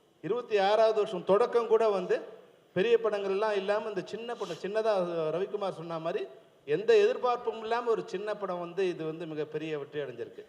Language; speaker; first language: Tamil; native; Tamil